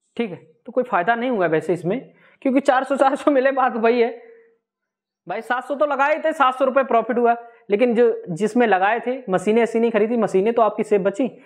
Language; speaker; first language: Hindi; native; Hindi